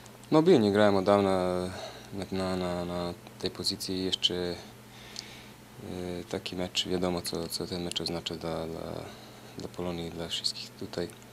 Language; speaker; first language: Polish; non-native, fluent; Serbian